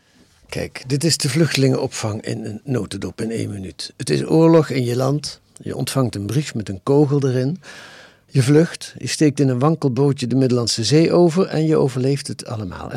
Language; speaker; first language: Dutch; native; Dutch